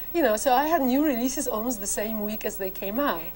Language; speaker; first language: English; non-native, fluent; Polish